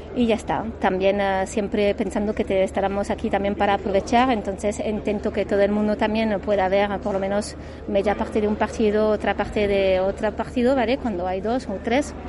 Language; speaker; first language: Spanish; non-native, fluent; French